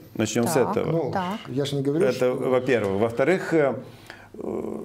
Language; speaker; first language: Russian; non-native, local second language; Romanian